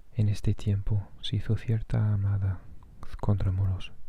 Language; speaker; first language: Spanish; non-native, fluent; English